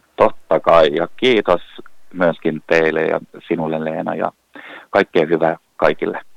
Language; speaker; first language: Finnish; early bilingual, heritage; Swedish